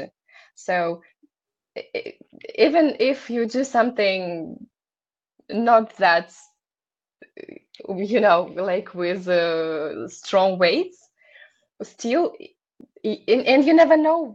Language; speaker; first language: English; non-native, fluent; Russian